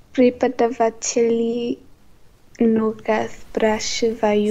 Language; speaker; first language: Russian; non-native, learner; Vietnamese